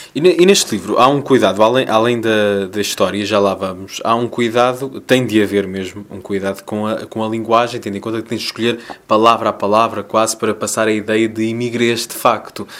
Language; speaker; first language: Portuguese; native; Portuguese